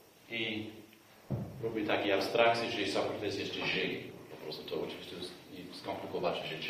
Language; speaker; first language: Polish; non-native, fluent; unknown